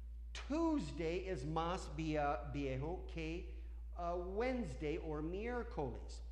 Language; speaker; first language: Spanish; non-native, learner; English